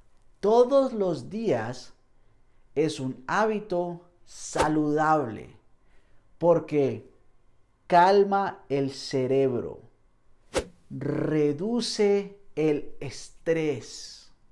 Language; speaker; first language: Spanish; non-native, fluent; English